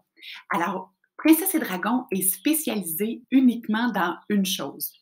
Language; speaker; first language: French; native; French